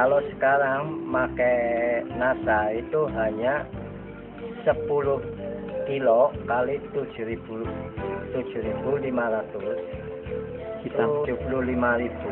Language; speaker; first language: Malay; non-native, local second language; Javanese